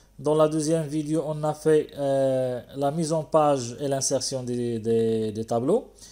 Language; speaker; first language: French; non-native, local second language; Arabic